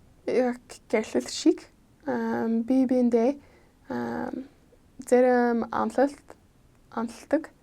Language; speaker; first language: Mongolian; non-native, fluent; English